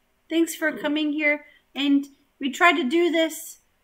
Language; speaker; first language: English; native; English